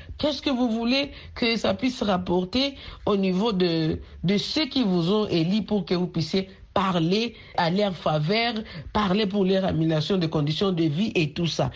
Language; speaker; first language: French; non-native, local second language; Swahili